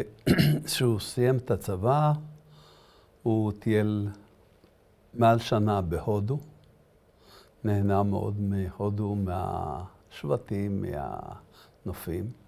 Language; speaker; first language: Hebrew; early bilingual, other home language; Arabic